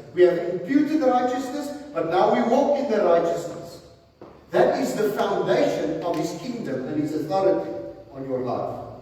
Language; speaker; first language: English; non-native, local second language; Afrikaans